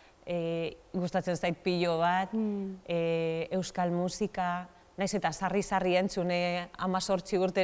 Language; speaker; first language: Basque; non-native, local second language; Spanish